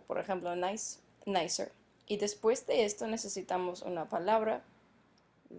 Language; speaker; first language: Spanish; non-native, fluent; English